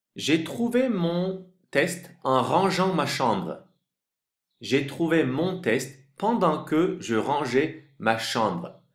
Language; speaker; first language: French; non-native, fluent; Turkish